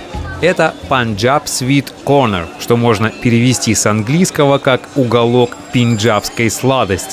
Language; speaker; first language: Russian; native; Russian